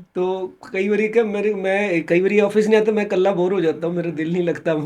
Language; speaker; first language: Hindi; non-native, local second language; Punjabi